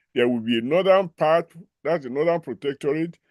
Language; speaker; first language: English; non-native, local second language; Yoruba